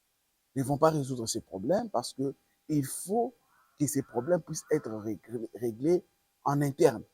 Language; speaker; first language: French; non-native, local second language; Lingala